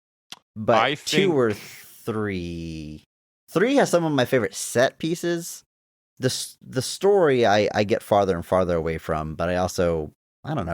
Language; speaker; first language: English; native; English